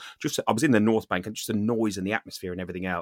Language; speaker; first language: English; native; English